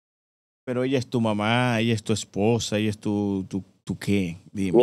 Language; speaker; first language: Spanish; native; Spanish